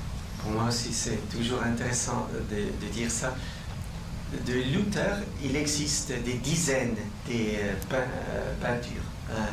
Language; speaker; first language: French; non-native, local second language; German